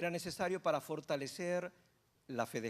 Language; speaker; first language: Spanish; native; Spanish